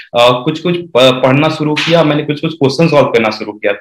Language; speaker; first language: Hindi; native; Hindi